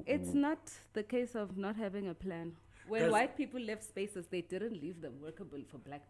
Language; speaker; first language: English; non-native, local second language; Tsonga